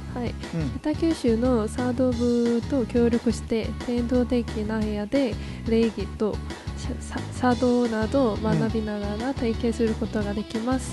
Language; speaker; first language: Japanese; non-native, learner; Korean